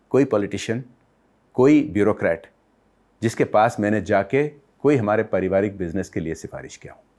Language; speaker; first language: Hindi; non-native, local second language; Odia